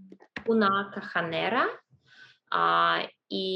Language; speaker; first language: Spanish; non-native, learner; Russian